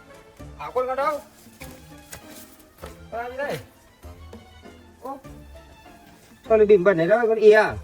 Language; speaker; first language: Vietnamese; native; Vietnamese